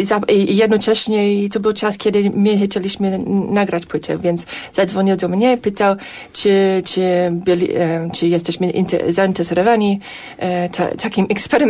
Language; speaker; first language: Polish; non-native, fluent; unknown